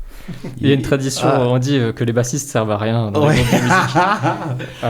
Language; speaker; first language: French; native; French